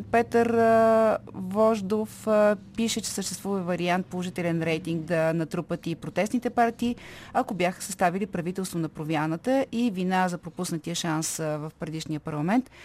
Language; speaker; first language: Bulgarian; native; Bulgarian